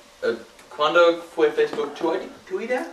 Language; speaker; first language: Spanish; non-native, learner; English